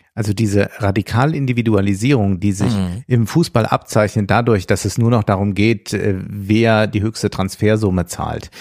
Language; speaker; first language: German; native; German